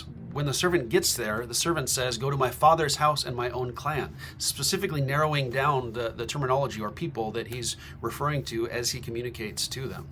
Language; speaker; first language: English; native; English